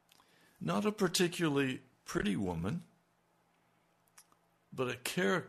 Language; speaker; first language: English; native; English